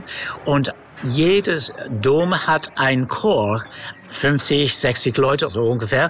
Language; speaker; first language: German; non-native, fluent; English